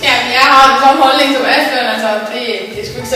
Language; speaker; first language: Danish; native; Danish